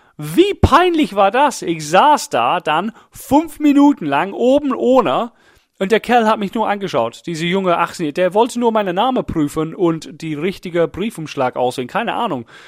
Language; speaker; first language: German; non-native, fluent; English